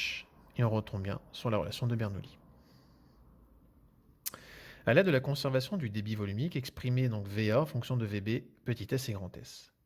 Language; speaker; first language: French; native; French